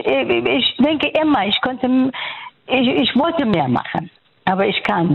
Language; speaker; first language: German; non-native, fluent; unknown